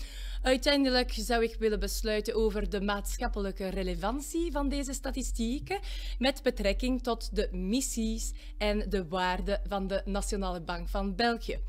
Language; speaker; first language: Dutch; non-native, local second language; French